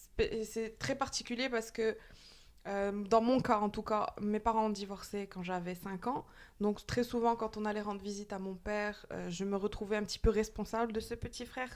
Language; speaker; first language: French; non-native, local second language; Arabic